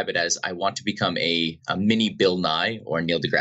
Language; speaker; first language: English; native; English